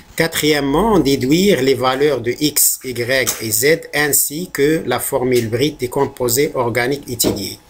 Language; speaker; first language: French; non-native, local second language; Arabic